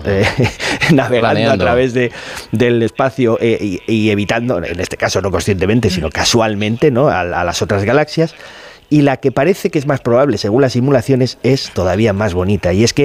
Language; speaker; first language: Spanish; native; Spanish